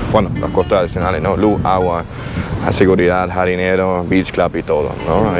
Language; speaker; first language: Spanish; non-native, fluent; German